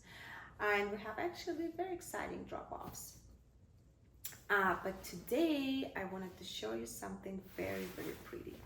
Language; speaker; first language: English; non-native, fluent; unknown